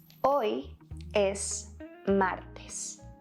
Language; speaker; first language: Spanish; native; Spanish